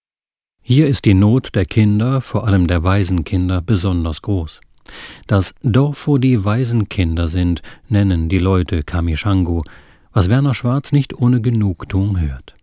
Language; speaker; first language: German; native; German